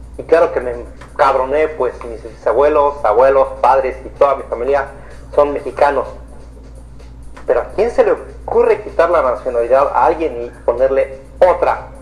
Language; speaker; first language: Spanish; native; Spanish